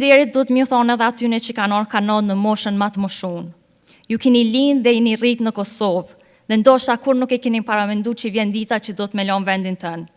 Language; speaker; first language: Albanian; early bilingual, heritage; Albanian